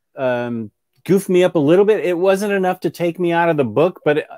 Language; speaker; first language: English; native; English